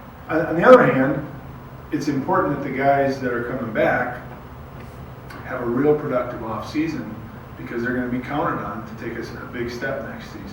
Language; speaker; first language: English; native; English